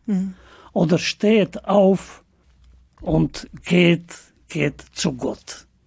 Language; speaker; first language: German; non-native, fluent; Albanian